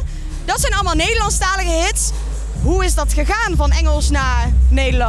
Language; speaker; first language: Dutch; native; Dutch